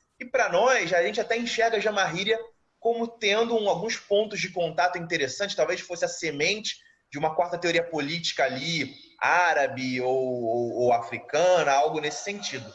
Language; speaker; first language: Portuguese; native; Portuguese